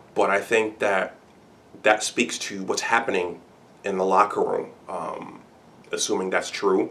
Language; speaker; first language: English; native; English